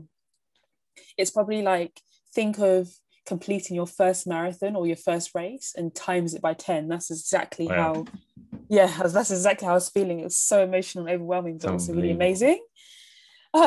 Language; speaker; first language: English; native; English